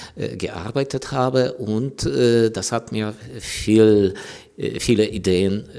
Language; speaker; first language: German; non-native, fluent; Ukrainian